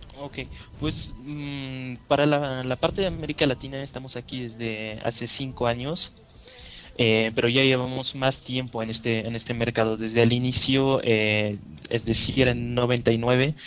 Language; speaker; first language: Spanish; non-native, fluent; French